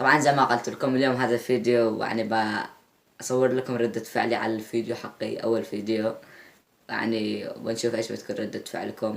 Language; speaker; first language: Arabic; native; Arabic